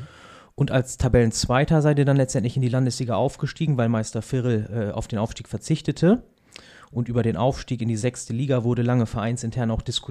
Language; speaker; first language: German; native; German